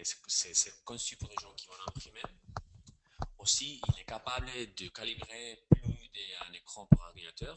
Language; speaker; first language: French; non-native, fluent; Spanish